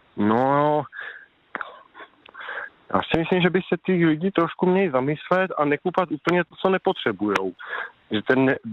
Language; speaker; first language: Czech; native; Czech